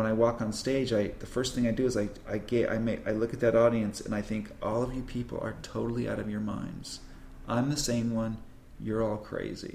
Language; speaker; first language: English; native; English